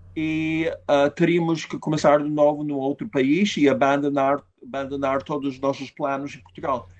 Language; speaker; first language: Portuguese; non-native, fluent; English